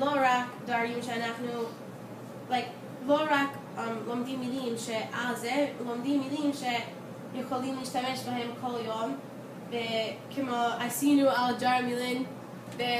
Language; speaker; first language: Hebrew; early bilingual, other home language; English